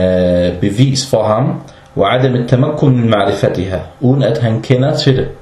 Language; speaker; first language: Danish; early bilingual, other home language; Arabic